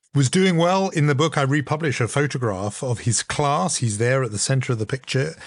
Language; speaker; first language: English; native; English